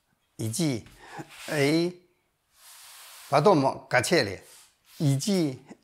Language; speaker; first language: Russian; non-native, learner; Chinese